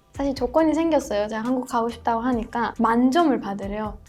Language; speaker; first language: Korean; non-native, fluent; Persian